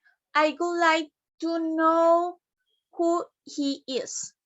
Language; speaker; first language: English; non-native, learner; Spanish